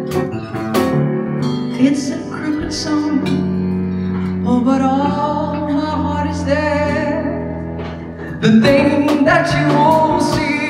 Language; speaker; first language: English; non-native, fluent; Portuguese